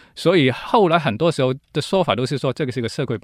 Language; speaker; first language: Chinese; non-native, local second language; Cantonese